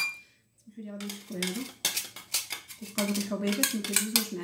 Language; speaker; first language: Arabic; native; Arabic